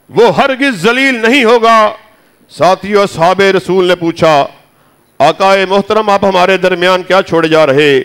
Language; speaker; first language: Urdu; native; Urdu